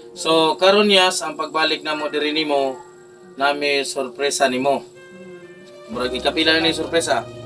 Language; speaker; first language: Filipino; non-native, local second language; Cebuano